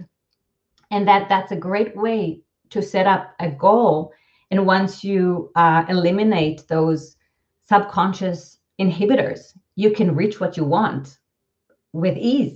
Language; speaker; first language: English; non-native, fluent; Hebrew